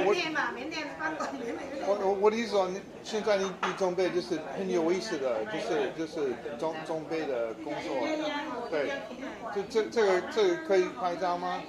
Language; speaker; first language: Chinese; non-native, learner; English